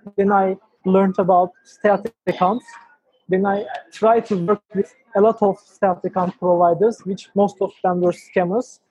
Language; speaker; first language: English; non-native, fluent; Turkish